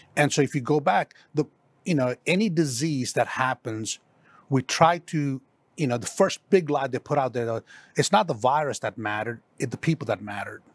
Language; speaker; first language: English; non-native, local second language; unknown